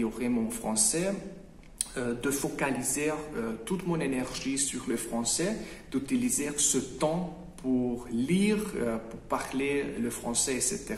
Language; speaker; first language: French; non-native, fluent; Hungarian